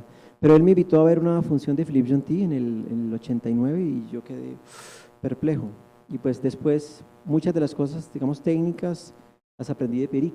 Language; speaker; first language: Spanish; native; Spanish